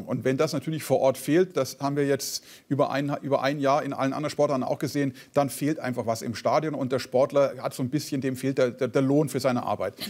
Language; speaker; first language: German; native; German